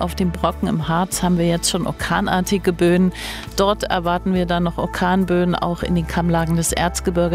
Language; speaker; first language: German; native; German